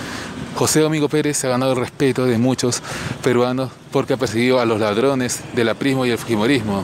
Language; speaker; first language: Spanish; native; Spanish